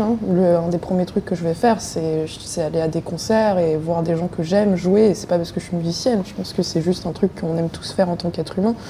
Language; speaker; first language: French; native; French